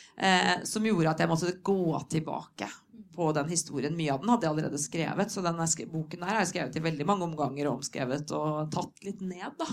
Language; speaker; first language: Norwegian; native; Norwegian